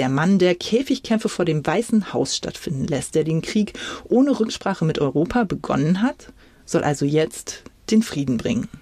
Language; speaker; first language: German; native; German